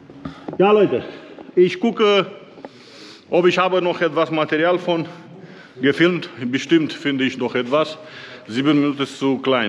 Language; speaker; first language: German; non-native, learner; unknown